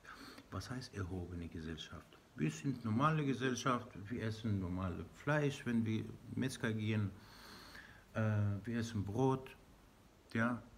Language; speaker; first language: German; non-native, learner; Persian